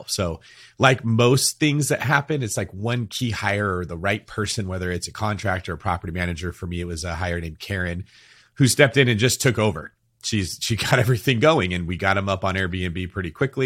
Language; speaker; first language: English; native; English